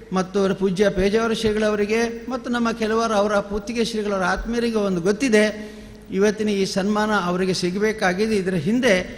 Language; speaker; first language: Kannada; non-native, local second language; Tulu